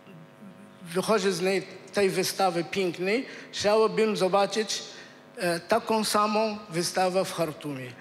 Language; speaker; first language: Polish; non-native, fluent; Arabic